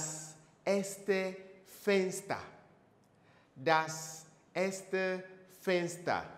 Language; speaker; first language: German; non-native, learner; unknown